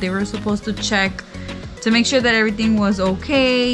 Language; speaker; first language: English; early bilingual, other home language; Spanish